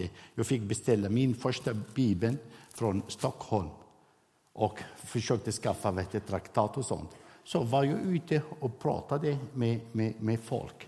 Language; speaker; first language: Swedish; non-native, fluent; Arabic